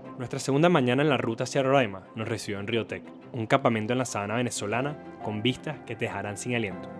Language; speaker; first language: Spanish; native; Spanish